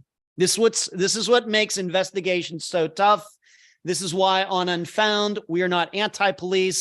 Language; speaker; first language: English; native; English